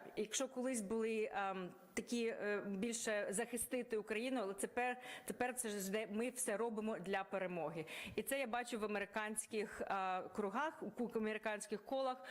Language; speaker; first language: Ukrainian; native; Ukrainian